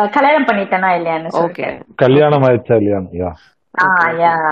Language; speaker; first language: Tamil; early bilingual, heritage; Tamil